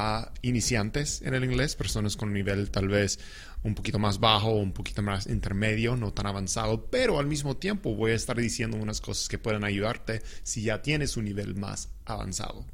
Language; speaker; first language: Spanish; non-native, fluent; English